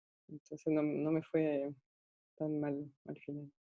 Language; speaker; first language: Spanish; non-native, fluent; French